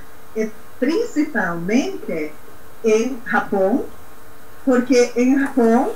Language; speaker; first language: Spanish; non-native, learner; Portuguese